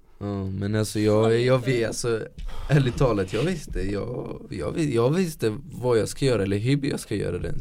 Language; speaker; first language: Swedish; non-native, fluent; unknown